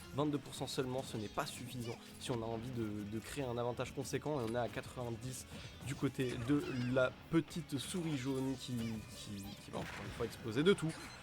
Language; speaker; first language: French; native; French